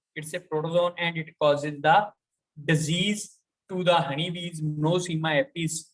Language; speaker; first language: English; non-native, local second language; Punjabi